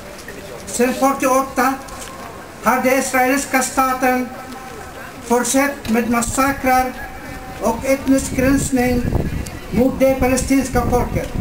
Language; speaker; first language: Swedish; non-native, fluent; Arabic